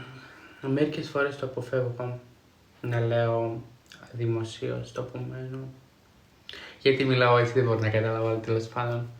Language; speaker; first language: Greek; non-native, fluent; Georgian